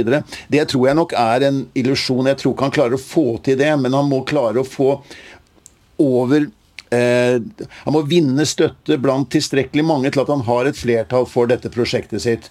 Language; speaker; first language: Norwegian; native; Norwegian